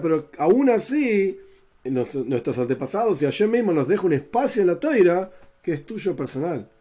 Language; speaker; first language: Spanish; native; Spanish